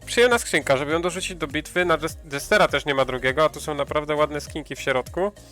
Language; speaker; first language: Polish; native; Polish